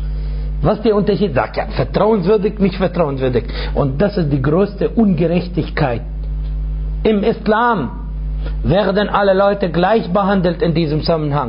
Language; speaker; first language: German; non-native, fluent; Arabic